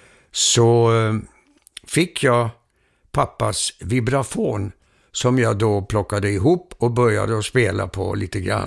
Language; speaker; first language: Swedish; early bilingual, heritage; Swedish